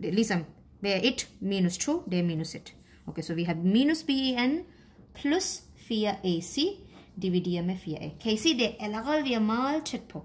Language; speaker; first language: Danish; non-native, fluent; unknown